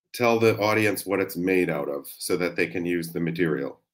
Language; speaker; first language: English; native; English